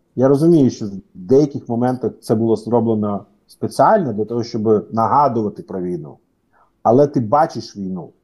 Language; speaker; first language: Ukrainian; non-native, local second language; Russian